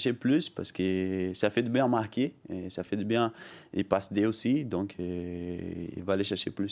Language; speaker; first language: French; non-native, learner; Portuguese